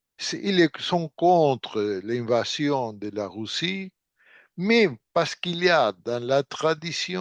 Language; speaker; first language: French; non-native, fluent; Portuguese